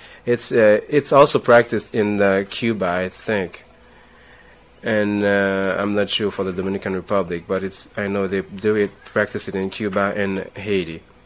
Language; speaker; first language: English; non-native, fluent; Haitian Creole